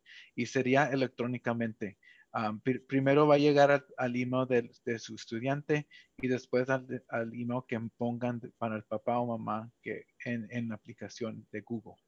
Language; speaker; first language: Spanish; early bilingual, heritage; Spanish